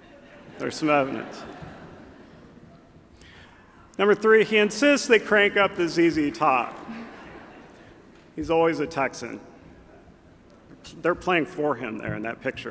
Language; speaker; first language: English; native; English